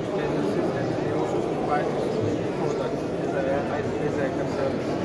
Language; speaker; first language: English; non-native, fluent; Turkish